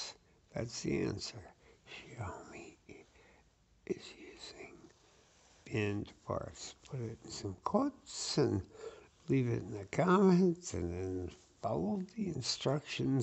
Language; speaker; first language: English; native; English